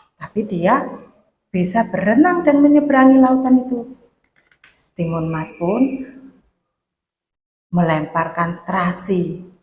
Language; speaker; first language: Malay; non-native, local second language; Javanese